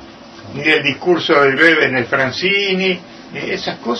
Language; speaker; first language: Spanish; native; Spanish